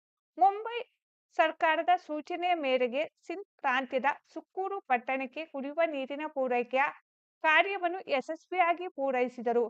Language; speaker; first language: Kannada; native; Kannada